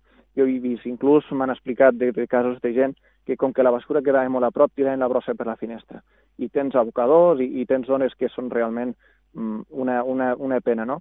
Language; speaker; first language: Catalan; native; Catalan